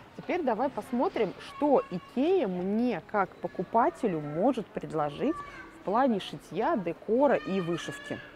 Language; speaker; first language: Russian; native; Russian